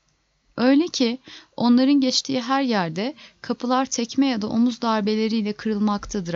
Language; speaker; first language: Turkish; native; Turkish